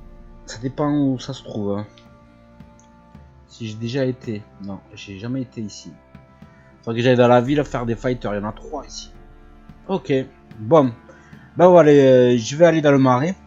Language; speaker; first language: French; native; French